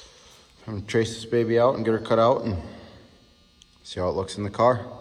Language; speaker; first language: English; native; English